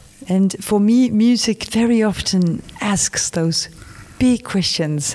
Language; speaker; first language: English; non-native, fluent; Estonian